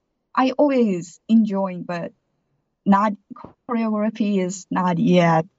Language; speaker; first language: English; non-native, learner; Korean